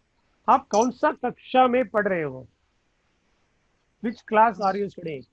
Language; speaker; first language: Hindi; non-native, learner; Tamil